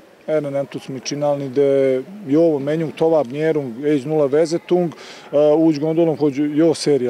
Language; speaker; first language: Hungarian; non-native, learner; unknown